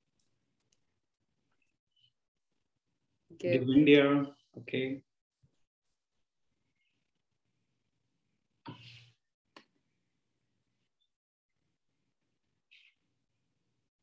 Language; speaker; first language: English; non-native, local second language; Telugu